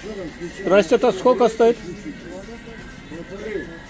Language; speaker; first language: Russian; non-native, learner; Kyrgyz